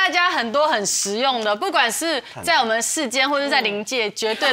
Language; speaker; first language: Chinese; native; Chinese